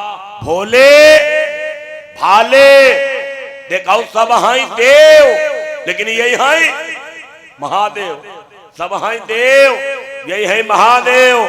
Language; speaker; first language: Hindi; native; Hindi